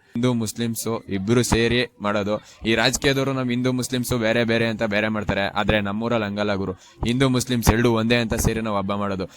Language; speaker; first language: Kannada; native; Kannada